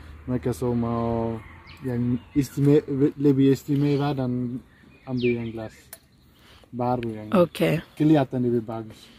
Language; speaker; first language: Indonesian; non-native, learner; German